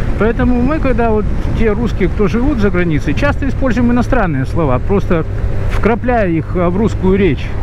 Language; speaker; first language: Russian; native; Russian